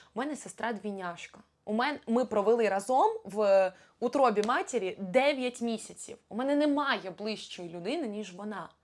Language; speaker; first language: Ukrainian; non-native, local second language; Russian